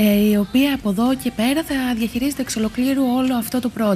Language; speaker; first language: Greek; native; Greek